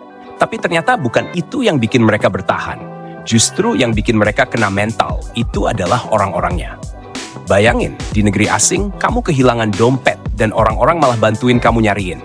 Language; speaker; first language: Indonesian; native; Indonesian